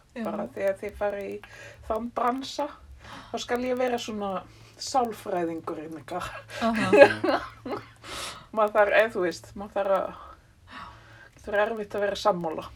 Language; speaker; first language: Icelandic; early bilingual, other home language; French